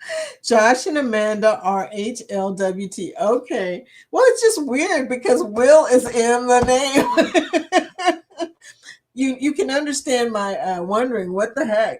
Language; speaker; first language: English; native; English